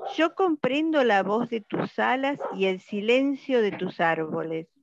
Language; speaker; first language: Spanish; native; Spanish